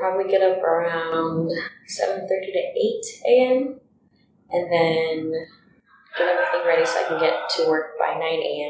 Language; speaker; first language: English; early bilingual, other home language; Spanish